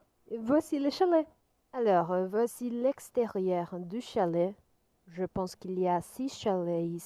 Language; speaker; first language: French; non-native, learner; Portuguese